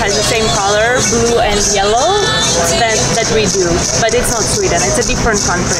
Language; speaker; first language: English; non-native, fluent; Ukrainian